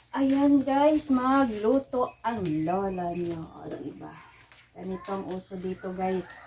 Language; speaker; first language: Filipino; non-native, local second language; Cebuano